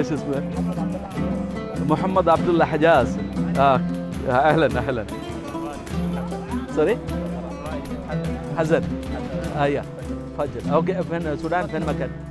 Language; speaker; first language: Arabic; non-native, learner; Malayalam